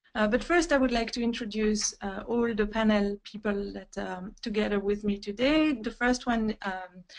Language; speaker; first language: English; non-native, fluent; French